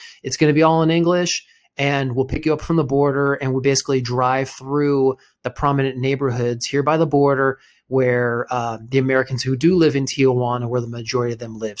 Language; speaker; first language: English; native; English